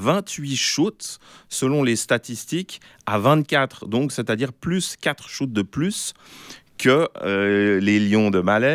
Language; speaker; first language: French; native; French